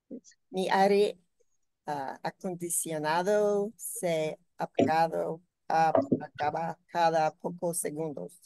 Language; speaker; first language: Spanish; non-native, learner; English